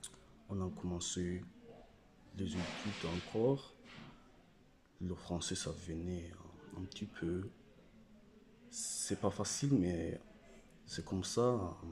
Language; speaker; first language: French; non-native, learner; Rundi